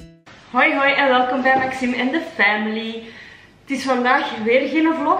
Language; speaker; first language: Dutch; native; Dutch